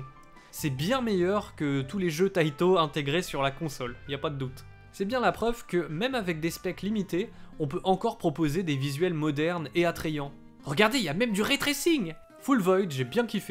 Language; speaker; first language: French; native; French